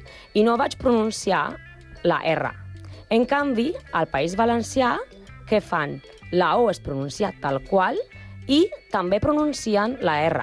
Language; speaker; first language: Catalan; non-native, learner; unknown